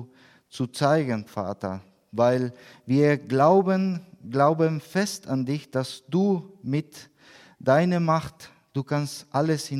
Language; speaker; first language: German; non-native, learner; Spanish